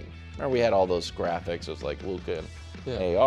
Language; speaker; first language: English; native; English